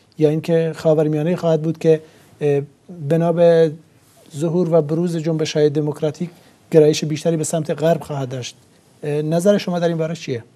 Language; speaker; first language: Persian; non-native, local second language; Central Kurdish